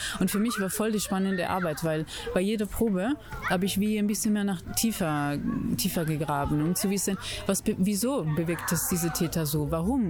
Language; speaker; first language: German; non-native, fluent; Italian